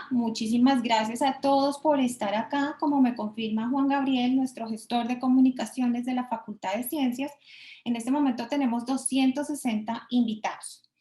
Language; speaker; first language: Spanish; native; Spanish